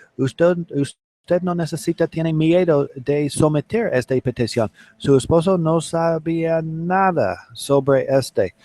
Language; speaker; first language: Spanish; non-native, learner; English